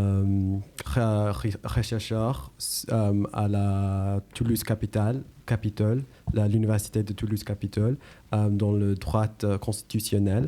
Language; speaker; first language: French; non-native, learner; English